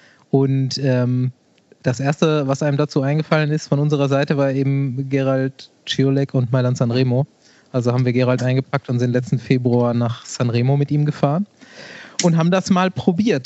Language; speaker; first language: German; native; German